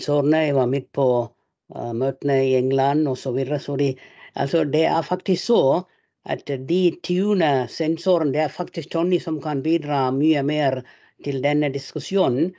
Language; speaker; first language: Norwegian; non-native, fluent; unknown